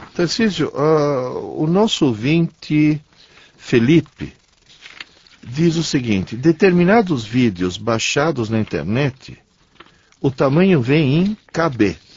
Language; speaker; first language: Portuguese; early bilingual, other home language; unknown